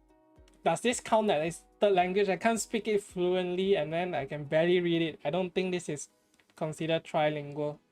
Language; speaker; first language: English; non-native, fluent; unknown